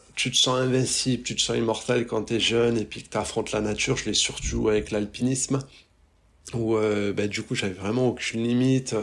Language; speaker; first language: French; native; French